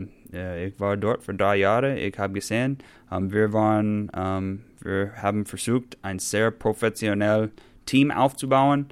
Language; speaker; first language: German; non-native, fluent; English